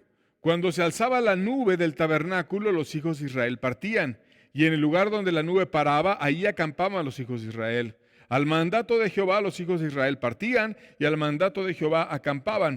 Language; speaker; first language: Spanish; native; Spanish